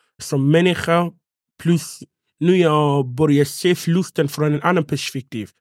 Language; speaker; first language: Swedish; non-native, fluent; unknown